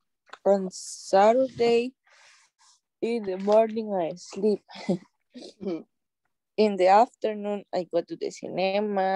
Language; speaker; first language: English; non-native, learner; Spanish